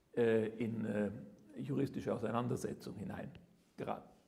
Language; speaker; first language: German; native; German